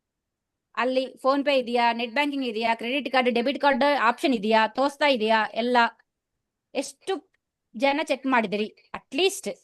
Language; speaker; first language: Kannada; non-native, learner; Telugu